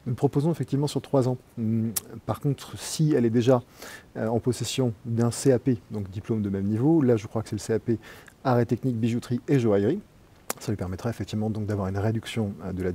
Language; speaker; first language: French; native; French